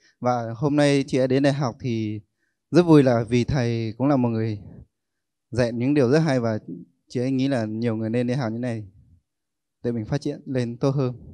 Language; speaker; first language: Vietnamese; non-native, local second language; Hmong